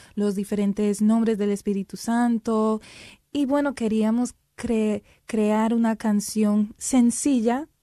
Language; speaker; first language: Spanish; early bilingual, heritage; Spanish